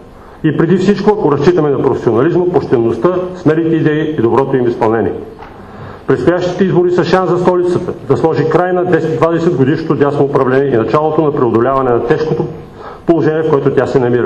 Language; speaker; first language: Bulgarian; native; Bulgarian